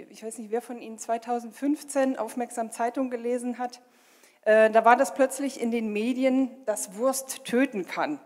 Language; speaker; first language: German; native; German